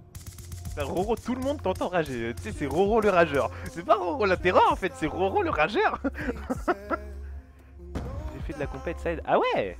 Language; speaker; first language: French; native; French